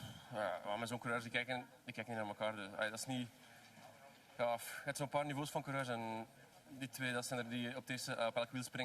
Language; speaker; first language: Dutch; native; Dutch